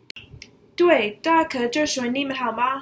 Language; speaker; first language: Chinese; non-native, learner; English